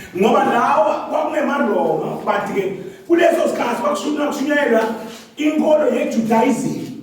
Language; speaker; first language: Zulu; non-native, local second language; Swati